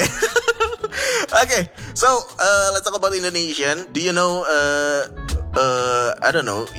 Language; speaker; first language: English; non-native, fluent; Indonesian